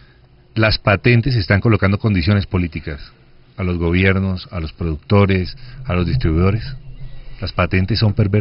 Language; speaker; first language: Spanish; native; Spanish